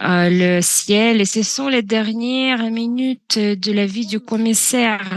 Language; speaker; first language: French; non-native, fluent; Russian